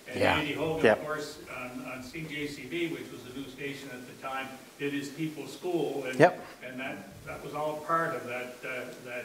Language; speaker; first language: English; native; English